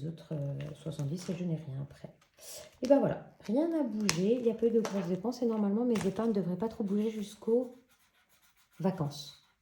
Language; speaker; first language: French; native; French